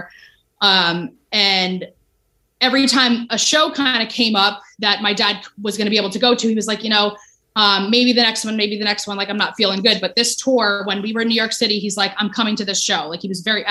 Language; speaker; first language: English; native; English